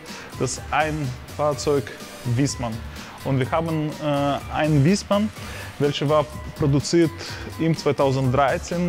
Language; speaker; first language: German; non-native, fluent; Russian